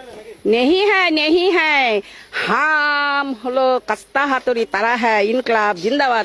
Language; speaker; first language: Hindi; non-native, learner; Bangla